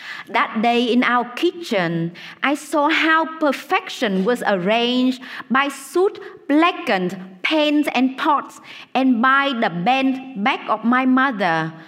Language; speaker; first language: English; non-native, fluent; Vietnamese